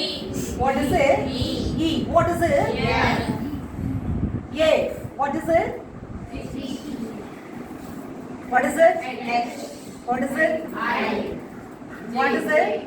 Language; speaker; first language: English; non-native, local second language; Tamil